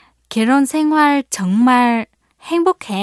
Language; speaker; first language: Korean; non-native, fluent; Vietnamese